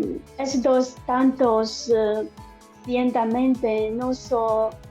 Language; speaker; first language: Spanish; non-native, learner; Chinese